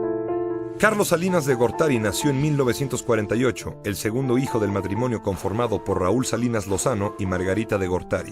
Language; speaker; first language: Spanish; native; Spanish